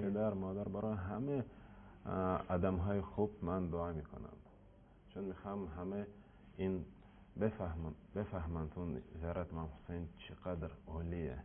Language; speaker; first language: Persian; non-native, learner; Russian